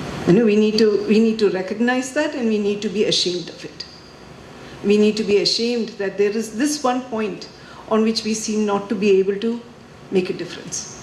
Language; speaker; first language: English; non-native, local second language; Malayalam